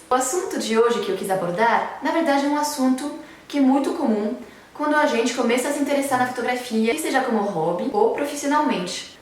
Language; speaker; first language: Portuguese; non-native, fluent; French